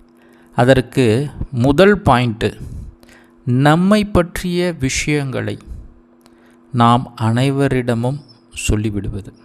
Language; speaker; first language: Tamil; native; Tamil